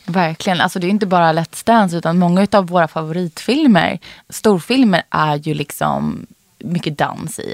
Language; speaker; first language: Swedish; native; Swedish